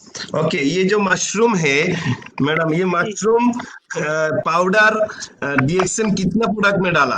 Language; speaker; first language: Hindi; non-native, learner; Bangla